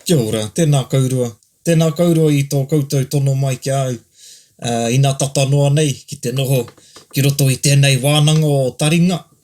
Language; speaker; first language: Māori; native; Māori